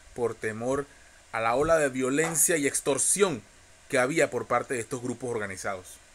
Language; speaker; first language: Spanish; native; Spanish